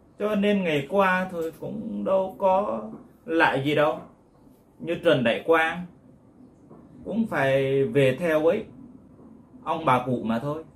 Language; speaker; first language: Vietnamese; non-native, local second language; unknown